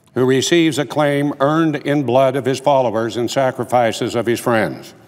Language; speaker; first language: English; native; English